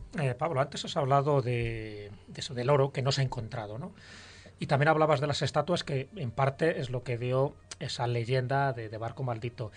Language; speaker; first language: Spanish; native; Spanish